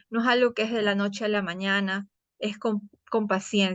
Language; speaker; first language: Spanish; native; Spanish